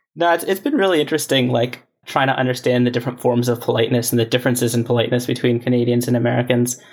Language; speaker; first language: English; native; English